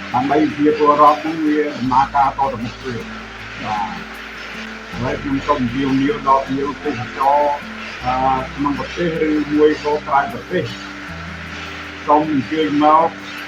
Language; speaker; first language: Khmer; native; Khmer